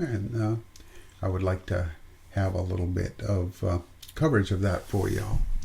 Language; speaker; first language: English; native; English